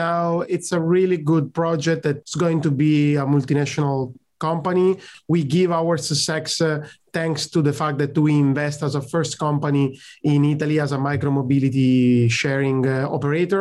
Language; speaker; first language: English; non-native, fluent; Italian